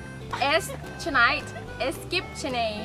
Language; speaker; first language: German; non-native, learner; Thai